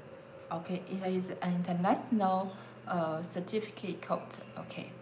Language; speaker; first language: English; non-native, learner; Chinese